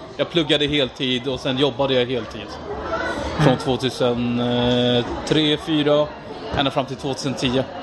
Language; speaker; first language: Swedish; non-native, fluent; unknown